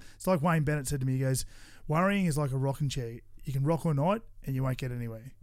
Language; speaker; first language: English; native; English